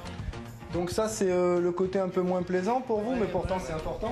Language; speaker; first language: French; native; French